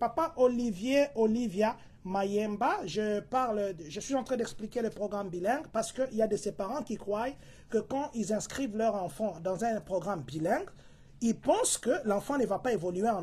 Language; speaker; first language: French; non-native, local second language; Lingala